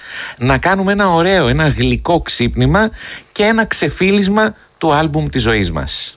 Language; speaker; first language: Greek; native; Greek